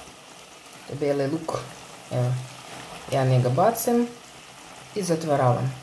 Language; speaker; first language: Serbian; non-native, learner; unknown